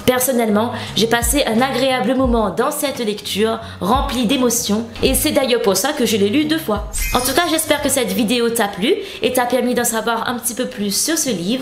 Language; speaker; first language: French; native; French